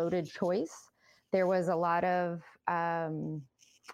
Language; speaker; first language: English; early bilingual, other home language; Spanish